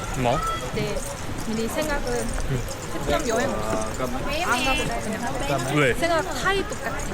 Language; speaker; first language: Korean; non-native, learner; Thai